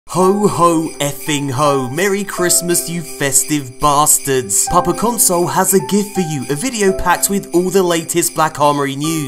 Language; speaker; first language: English; native; English